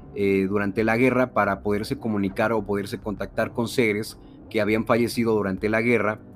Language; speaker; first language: Spanish; native; Spanish